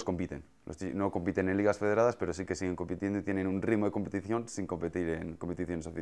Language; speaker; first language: Spanish; native; Spanish